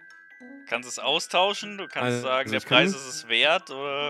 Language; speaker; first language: German; native; German